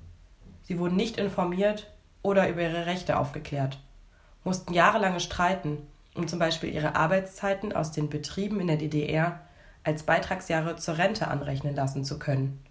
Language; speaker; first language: German; native; German